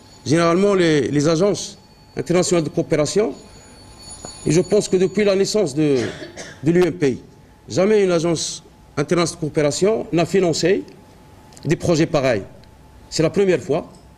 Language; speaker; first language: French; non-native, local second language; Arabic